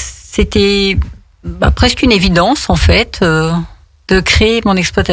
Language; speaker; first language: French; native; French